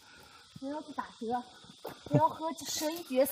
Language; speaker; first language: Chinese; native; Chinese